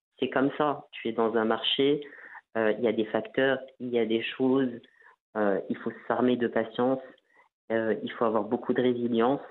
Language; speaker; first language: French; non-native, local second language; Arabic